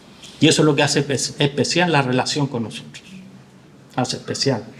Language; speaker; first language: Spanish; native; Spanish